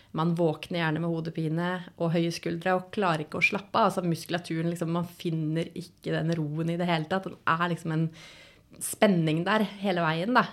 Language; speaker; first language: Norwegian; native; Norwegian